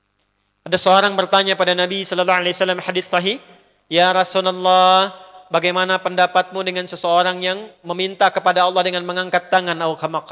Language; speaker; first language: Indonesian; native; Indonesian